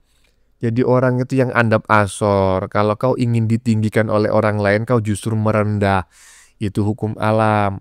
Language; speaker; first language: Indonesian; native; Indonesian